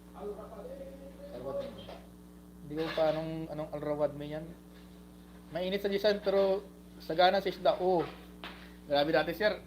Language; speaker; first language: Filipino; non-native, local second language; Hiligaynon